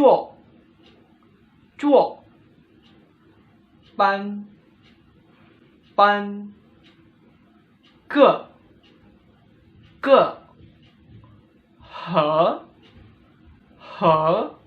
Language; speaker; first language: Chinese; non-native, fluent; Indonesian